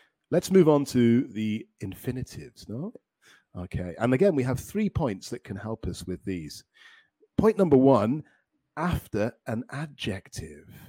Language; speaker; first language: English; native; English